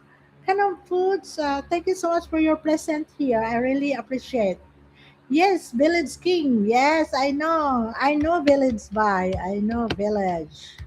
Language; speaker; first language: English; non-native, local second language; Filipino